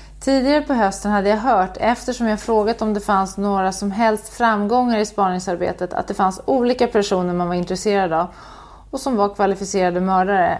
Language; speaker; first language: Swedish; native; Swedish